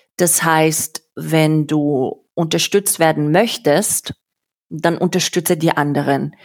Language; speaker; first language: German; non-native, fluent; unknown